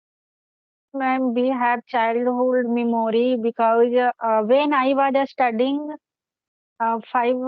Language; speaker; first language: English; non-native, learner; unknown